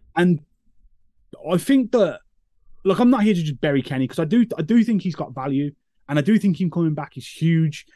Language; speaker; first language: English; native; English